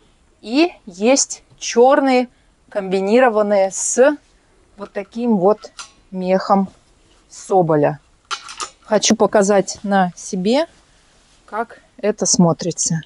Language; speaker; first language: Russian; native; Russian